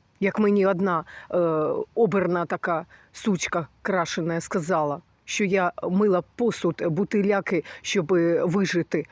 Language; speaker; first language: Ukrainian; early bilingual, other home language; Russian